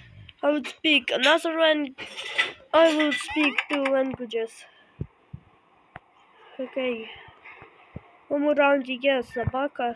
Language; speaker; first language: English; non-native, learner; Ukrainian